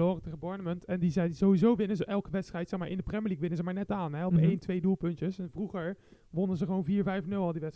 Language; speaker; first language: Dutch; native; Dutch